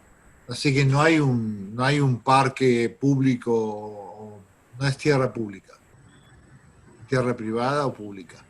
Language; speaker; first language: Spanish; non-native, fluent; English